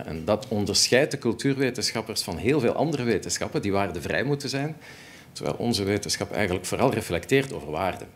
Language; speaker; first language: Dutch; native; Dutch